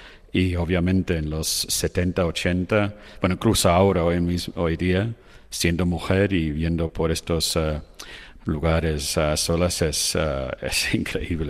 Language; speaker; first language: Spanish; non-native, fluent; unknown